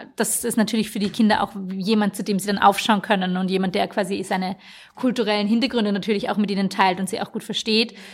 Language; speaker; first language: German; native; German